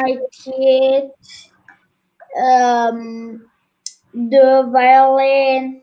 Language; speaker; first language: English; non-native, learner; Turkish